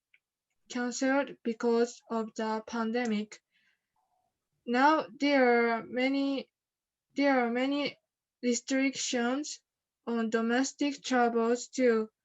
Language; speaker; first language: English; non-native, learner; Japanese